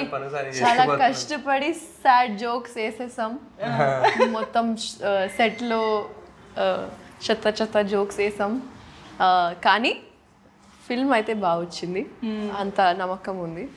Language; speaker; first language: Telugu; non-native, local second language; Urdu